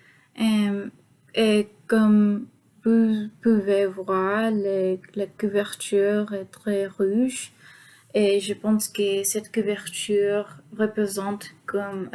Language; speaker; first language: French; non-native, learner; Spanish